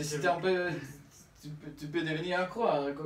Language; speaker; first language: French; non-native, learner; Spanish